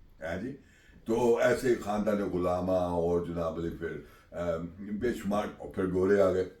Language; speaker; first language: Urdu; non-native, local second language; Punjabi